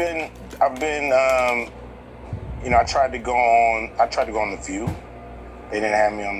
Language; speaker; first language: English; native; English